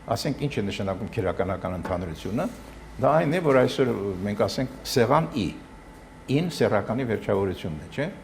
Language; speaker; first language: Armenian; native; Armenian